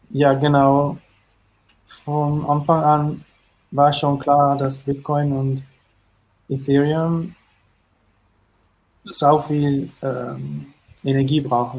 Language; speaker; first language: German; non-native, fluent; Dutch